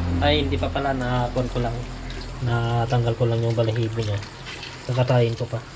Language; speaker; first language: Filipino; non-native, local second language; Iloko